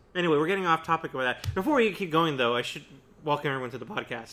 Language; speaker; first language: English; early bilingual, other home language; Spanish